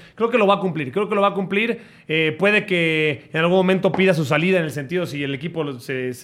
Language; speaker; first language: Spanish; native; Spanish